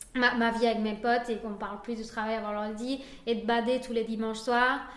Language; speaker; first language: French; early bilingual, other home language; Spanish